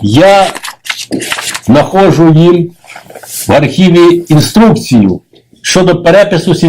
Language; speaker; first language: Ukrainian; native; Ukrainian